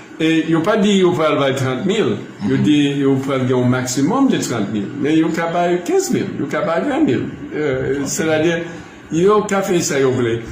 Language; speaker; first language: Haitian Creole; non-native, fluent; English